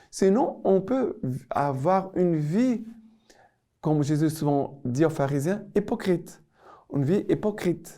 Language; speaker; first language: French; non-native, fluent; Portuguese